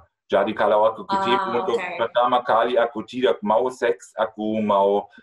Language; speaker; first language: Indonesian; non-native, fluent; German